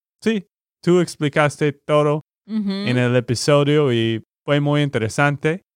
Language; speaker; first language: Spanish; non-native, fluent; English